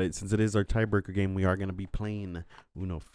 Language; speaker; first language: English; native; English